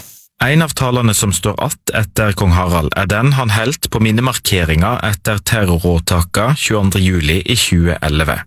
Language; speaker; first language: Norwegian; native; Norwegian